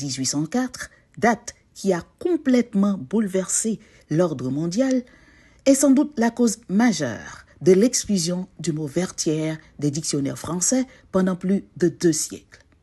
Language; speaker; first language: French; non-native, local second language; Haitian Creole